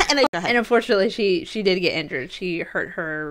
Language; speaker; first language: English; native; English